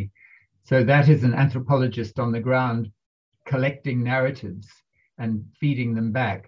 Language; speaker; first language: English; native; English